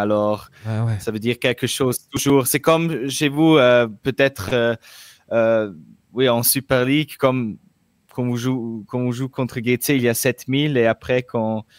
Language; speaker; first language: French; non-native, local second language; German